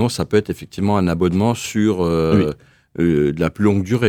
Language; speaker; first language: French; native; French